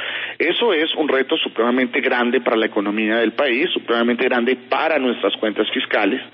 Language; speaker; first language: Spanish; native; Spanish